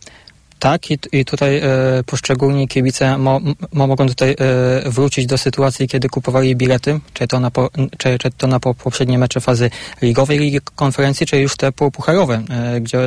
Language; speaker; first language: Polish; native; Polish